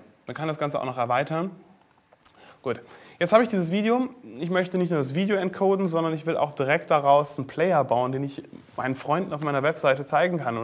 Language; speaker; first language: German; native; German